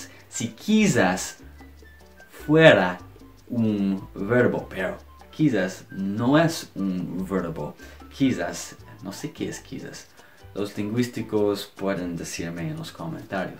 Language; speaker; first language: Spanish; non-native, fluent; English